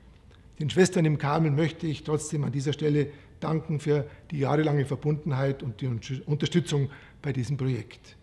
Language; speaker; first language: German; native; German